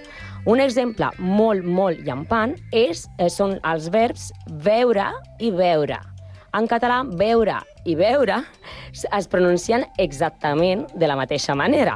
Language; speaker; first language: Catalan; non-native, learner; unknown